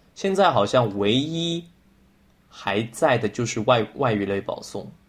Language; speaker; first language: Chinese; native; Chinese